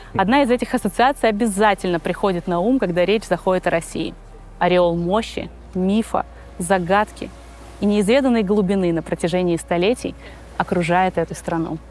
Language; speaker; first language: Russian; native; Russian